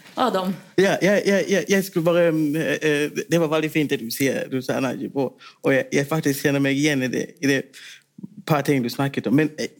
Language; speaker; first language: Norwegian; non-native, fluent; Swahili